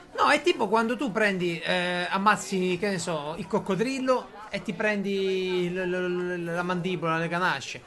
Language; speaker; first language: Italian; native; Italian